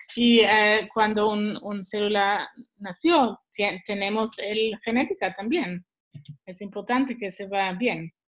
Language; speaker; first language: Spanish; non-native, learner; Swiss German